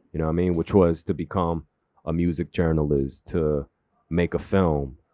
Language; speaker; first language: English; early bilingual, other home language; Korean